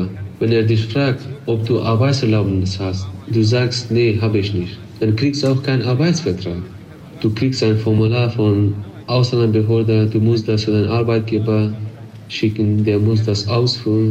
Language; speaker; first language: German; non-native, fluent; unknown